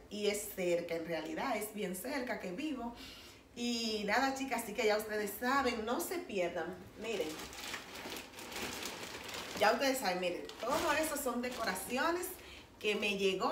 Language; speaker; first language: Spanish; native; Spanish